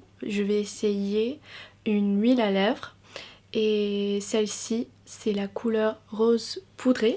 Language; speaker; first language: French; non-native, fluent; English